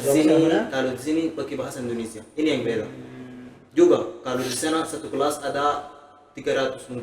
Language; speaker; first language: Indonesian; non-native, learner; Arabic